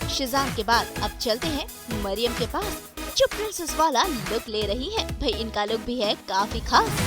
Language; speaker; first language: Hindi; native; Hindi